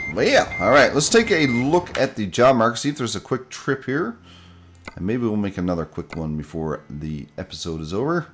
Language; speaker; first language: English; native; English